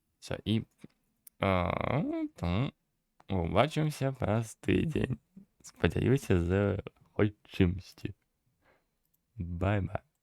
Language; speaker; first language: Belarusian; non-native, local second language; Russian